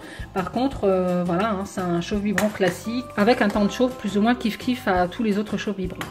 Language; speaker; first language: French; native; French